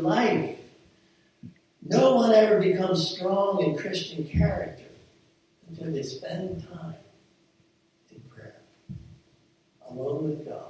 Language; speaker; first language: English; native; English